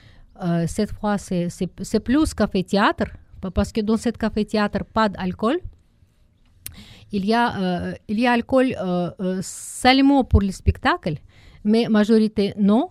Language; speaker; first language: French; non-native, learner; Russian